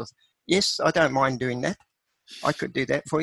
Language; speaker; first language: English; native; English